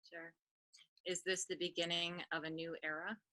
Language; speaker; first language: English; native; English